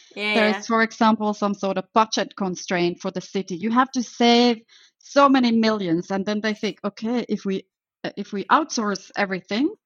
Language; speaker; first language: English; non-native, fluent; Finnish